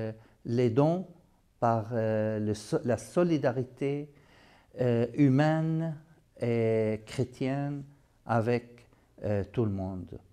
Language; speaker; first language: French; non-native, local second language; Arabic